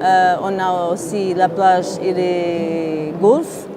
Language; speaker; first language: French; non-native, fluent; Portuguese